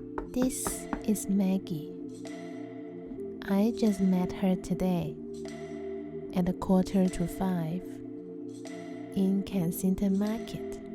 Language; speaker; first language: English; non-native, fluent; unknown